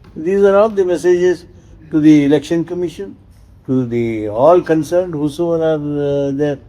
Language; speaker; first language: English; non-native, local second language; Kannada